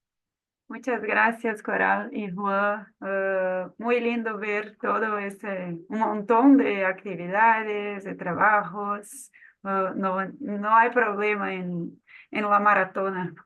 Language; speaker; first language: Spanish; non-native, fluent; Portuguese